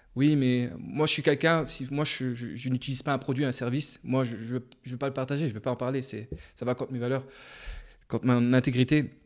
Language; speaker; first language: French; native; French